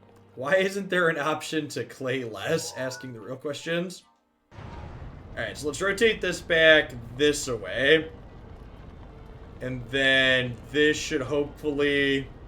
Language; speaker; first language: English; native; English